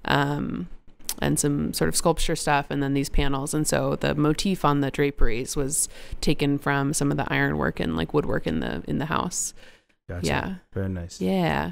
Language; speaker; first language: English; native; English